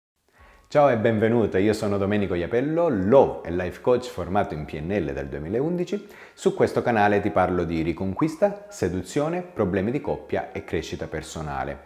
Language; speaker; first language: Italian; native; Italian